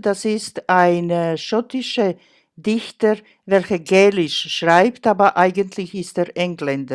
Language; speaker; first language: German; non-native, fluent; Croatian